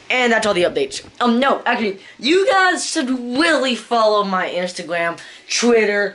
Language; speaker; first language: English; native; English